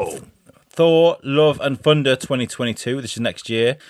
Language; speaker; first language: English; native; English